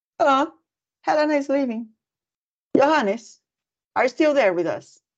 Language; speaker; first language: English; non-native, fluent; Portuguese